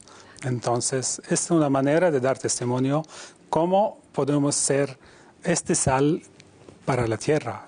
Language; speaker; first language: Spanish; non-native, fluent; Arabic